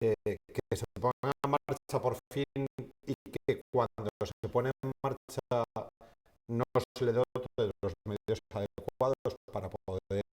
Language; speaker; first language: Spanish; native; Spanish